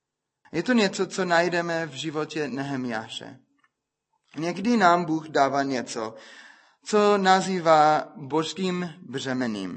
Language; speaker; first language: Czech; non-native, fluent; English